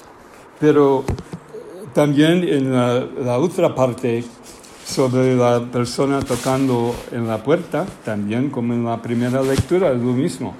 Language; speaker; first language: Spanish; non-native, fluent; English